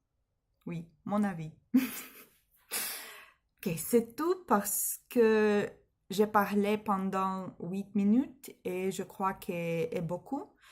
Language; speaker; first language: French; non-native, learner; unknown